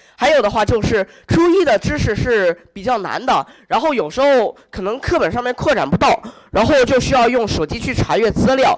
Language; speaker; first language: Chinese; native; Chinese